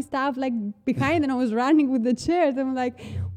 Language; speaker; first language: English; non-native, fluent; Greek